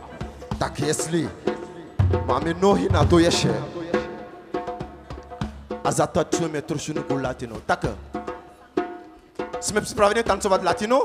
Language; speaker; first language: Czech; non-native, learner; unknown